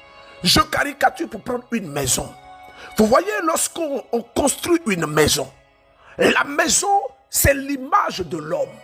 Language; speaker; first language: French; native; French